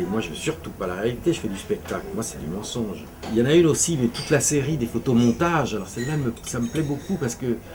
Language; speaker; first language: French; native; French